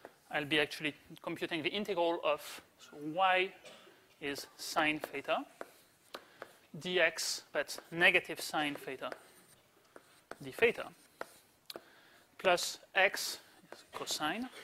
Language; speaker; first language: English; native; English